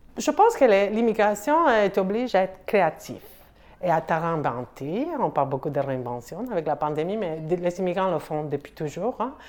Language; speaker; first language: French; non-native, fluent; Spanish